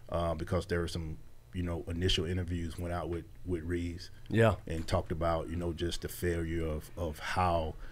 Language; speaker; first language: English; native; English